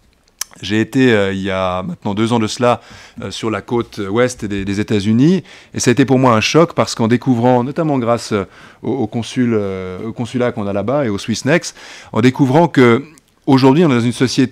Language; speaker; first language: French; native; French